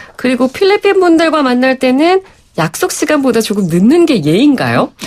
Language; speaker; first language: Korean; native; Korean